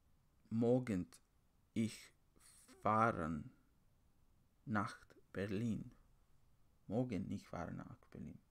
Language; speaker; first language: German; non-native, learner; English